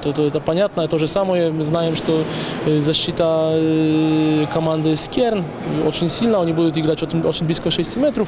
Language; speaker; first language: Russian; non-native, fluent; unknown